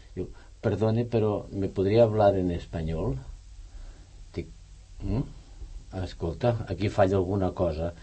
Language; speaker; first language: Catalan; native; Catalan